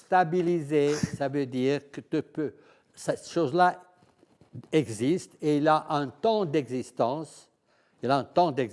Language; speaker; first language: French; non-native, fluent; Italian